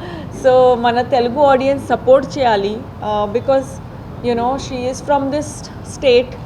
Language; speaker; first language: Telugu; non-native, learner; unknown